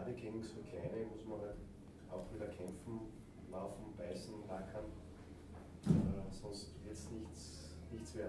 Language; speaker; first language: German; native; German